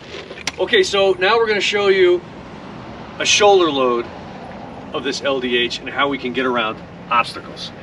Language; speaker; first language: English; native; English